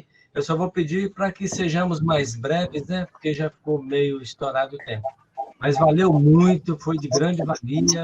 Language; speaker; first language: Portuguese; native; Portuguese